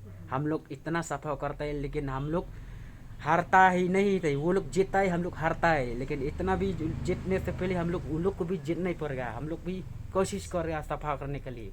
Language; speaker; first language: Hindi; non-native, local second language; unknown